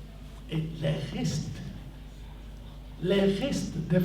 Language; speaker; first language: French; non-native, fluent; Spanish